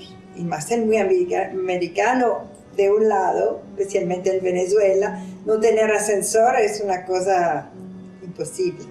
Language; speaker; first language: Spanish; non-native, fluent; French